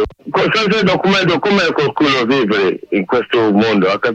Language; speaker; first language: Italian; non-native, learner; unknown